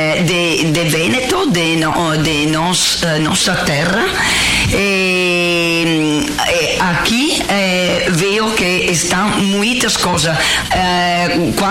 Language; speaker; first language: Portuguese; non-native, learner; Italian